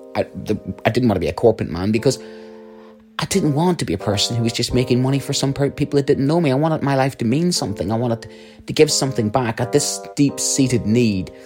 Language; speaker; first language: English; native; English